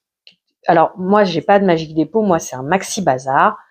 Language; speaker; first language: French; native; French